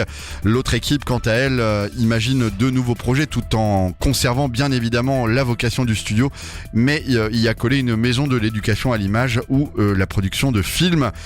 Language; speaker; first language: French; native; French